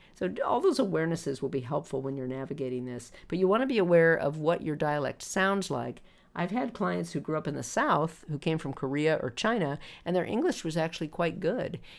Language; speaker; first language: English; native; English